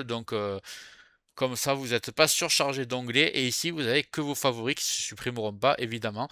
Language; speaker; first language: French; native; French